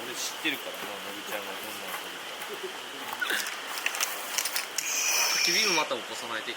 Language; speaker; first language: Japanese; native; Japanese